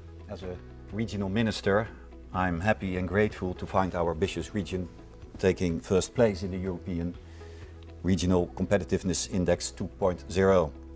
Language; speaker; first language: English; non-native, fluent; Dutch